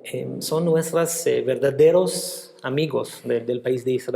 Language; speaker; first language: Spanish; non-native, fluent; Hebrew